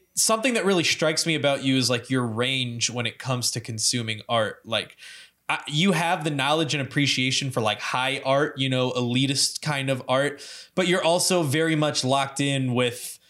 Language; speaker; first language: English; native; English